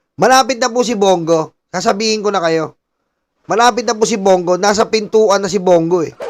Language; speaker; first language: Filipino; native; Filipino